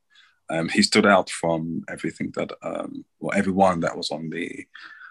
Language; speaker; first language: English; native; English